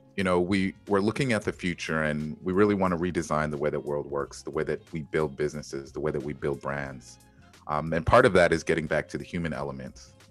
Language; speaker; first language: English; native; English